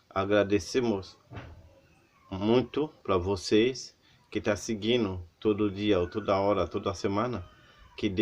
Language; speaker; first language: Portuguese; non-native, learner; Haitian Creole